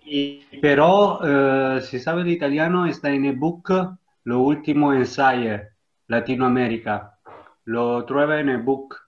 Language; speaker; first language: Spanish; non-native, learner; Italian